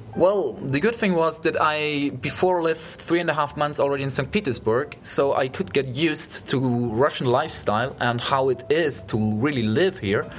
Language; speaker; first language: English; non-native, fluent; German